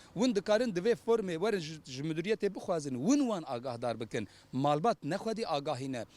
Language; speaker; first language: Kurdish; native; Kurdish